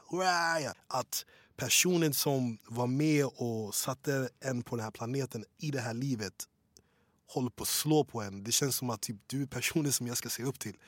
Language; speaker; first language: Swedish; early bilingual, other home language; English